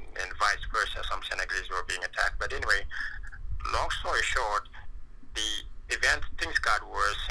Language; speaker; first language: English; non-native, fluent; French